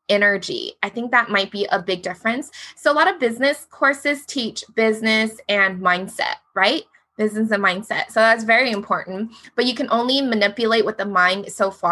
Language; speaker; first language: English; native; English